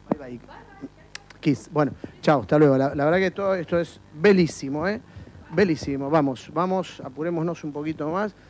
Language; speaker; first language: Spanish; native; Spanish